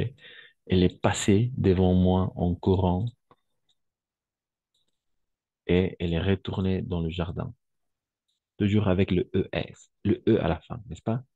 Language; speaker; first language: French; non-native, fluent; Spanish